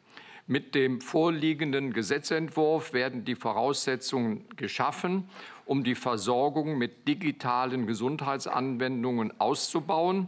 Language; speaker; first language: German; native; German